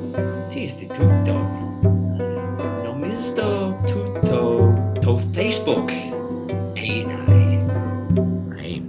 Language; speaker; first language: Greek; non-native, fluent; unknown